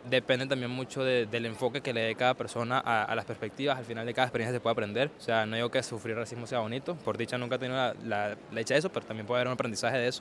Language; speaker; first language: Spanish; native; Spanish